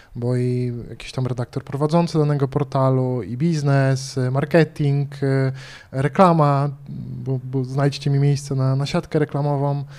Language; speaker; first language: Polish; native; Polish